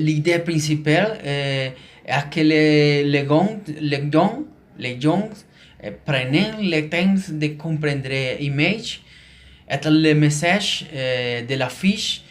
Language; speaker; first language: French; non-native, learner; Spanish